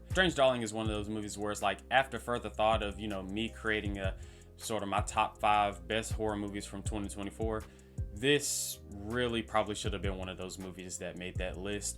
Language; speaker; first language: English; native; English